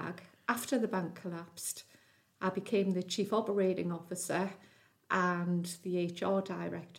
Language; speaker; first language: English; native; English